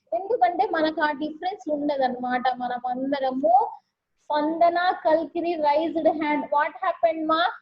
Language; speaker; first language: Telugu; non-native, local second language; Urdu